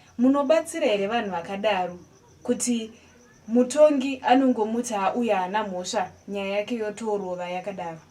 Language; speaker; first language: Shona; native; Shona